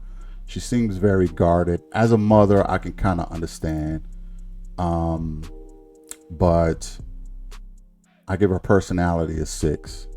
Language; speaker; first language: English; native; English